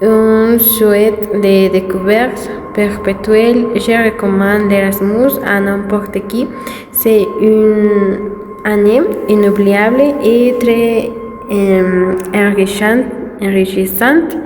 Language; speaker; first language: French; non-native, learner; Spanish